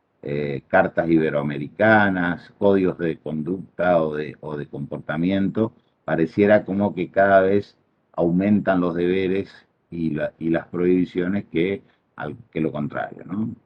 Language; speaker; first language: Spanish; native; Spanish